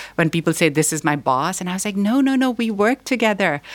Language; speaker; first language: English; non-native, local second language; Urdu